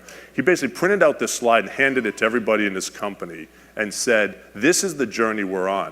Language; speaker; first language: English; native; English